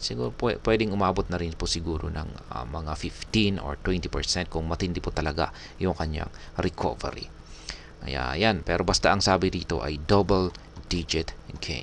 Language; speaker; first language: Filipino; native; Filipino